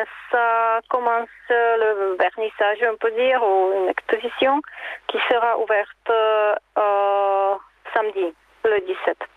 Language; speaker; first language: French; non-native, fluent; Czech